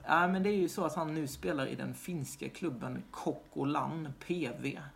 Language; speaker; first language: Swedish; native; Swedish